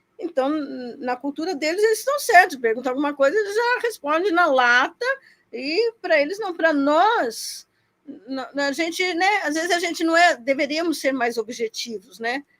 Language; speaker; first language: Portuguese; native; Portuguese